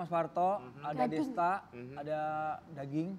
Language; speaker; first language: Indonesian; native; Indonesian